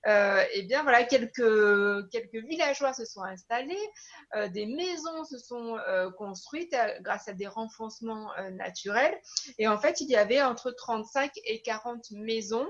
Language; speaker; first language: French; native; French